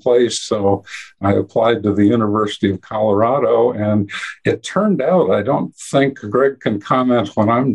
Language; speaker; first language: English; native; English